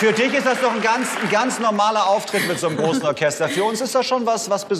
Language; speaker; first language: German; native; German